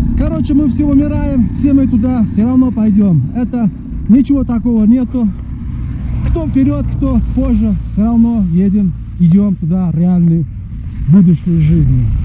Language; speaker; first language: Russian; non-native, local second language; Uzbek